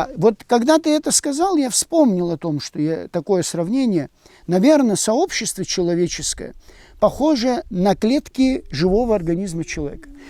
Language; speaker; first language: Russian; non-native, local second language; Abkhazian